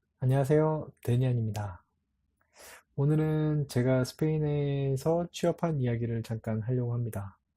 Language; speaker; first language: Korean; native; Korean